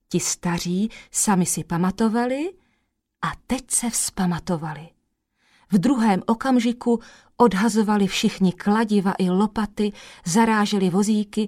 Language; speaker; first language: Czech; native; Czech